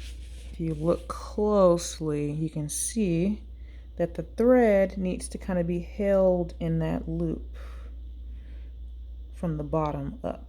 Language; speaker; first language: English; native; English